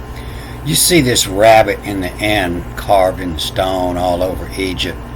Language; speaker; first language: English; native; English